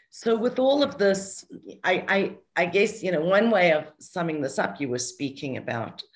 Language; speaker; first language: English; native; English